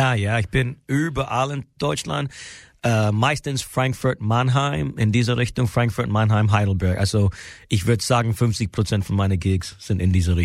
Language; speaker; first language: German; non-native, fluent; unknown